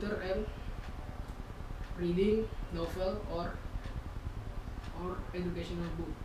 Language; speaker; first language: English; non-native, learner; Indonesian